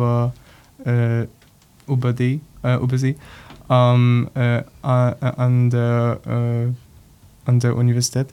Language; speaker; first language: German; non-native, learner; Polish